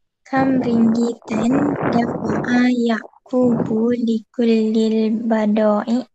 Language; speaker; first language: Arabic; non-native, learner; Malay